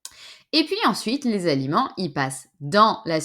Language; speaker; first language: French; native; French